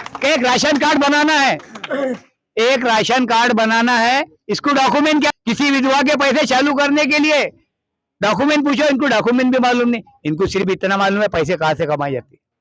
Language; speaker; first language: Urdu; native; Urdu